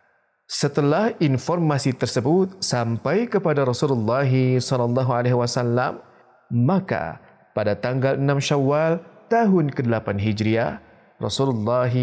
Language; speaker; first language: Indonesian; native; Indonesian